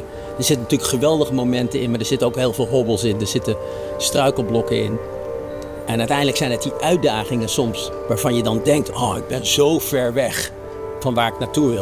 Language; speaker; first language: Dutch; native; Dutch